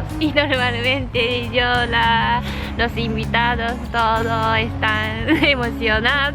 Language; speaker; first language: Spanish; non-native, learner; Japanese